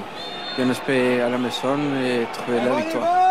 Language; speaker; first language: French; non-native, learner; Spanish